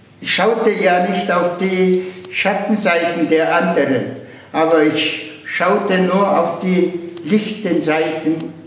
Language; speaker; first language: German; non-native, fluent; Mongolian